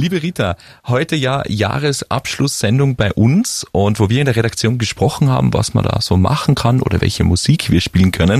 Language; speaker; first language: German; native; German